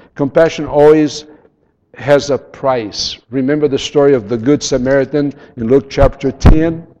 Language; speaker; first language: English; non-native, fluent; Portuguese